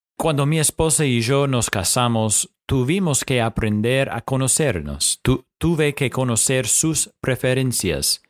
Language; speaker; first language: Spanish; non-native, fluent; English